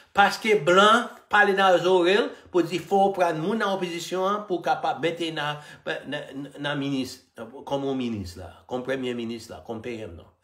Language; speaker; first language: Haitian Creole; non-native, fluent; English